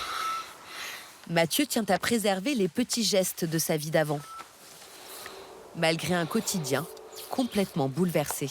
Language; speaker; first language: French; native; French